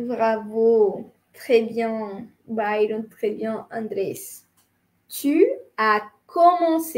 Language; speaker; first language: French; non-native, fluent; Spanish